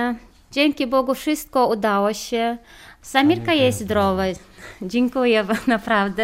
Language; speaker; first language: Polish; non-native, learner; Chechen